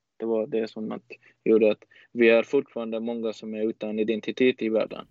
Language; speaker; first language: Swedish; non-native, fluent; Persian